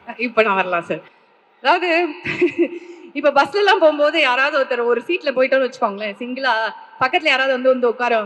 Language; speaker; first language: Tamil; native; Tamil